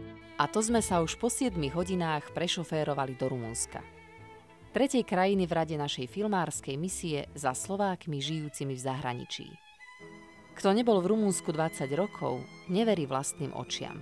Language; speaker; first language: Slovak; native; Slovak